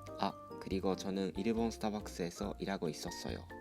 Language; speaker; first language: Korean; non-native, fluent; Japanese